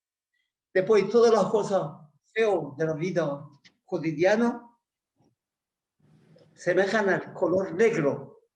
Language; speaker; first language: Spanish; non-native, fluent; Persian